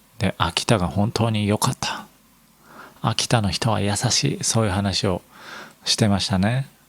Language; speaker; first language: Japanese; native; Japanese